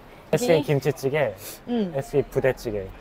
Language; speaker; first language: Portuguese; non-native, learner; Korean